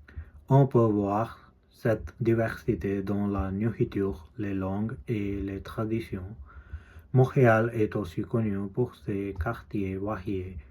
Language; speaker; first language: French; non-native, learner; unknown